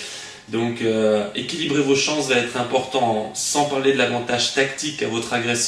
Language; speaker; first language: French; native; French